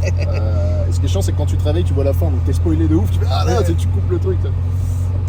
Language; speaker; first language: French; native; French